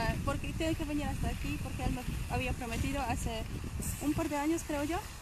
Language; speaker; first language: Spanish; non-native, fluent; Polish